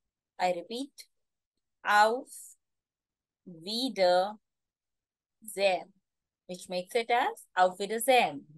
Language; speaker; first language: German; non-native, fluent; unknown